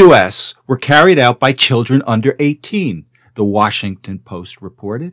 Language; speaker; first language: English; native; English